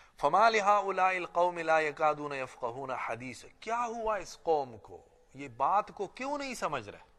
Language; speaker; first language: Urdu; non-native, local second language; Pashto